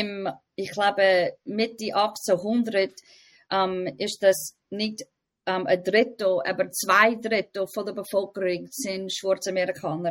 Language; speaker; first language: German; non-native, fluent; English